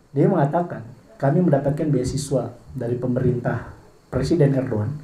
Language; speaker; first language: Indonesian; non-native, local second language; Madurese